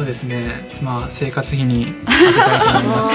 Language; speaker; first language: Japanese; native; Japanese